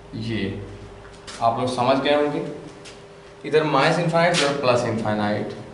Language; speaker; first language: Hindi; native; Hindi